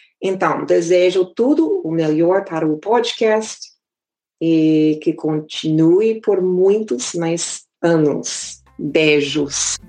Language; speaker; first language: Portuguese; non-native, fluent; English